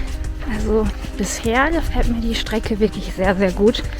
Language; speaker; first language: German; native; German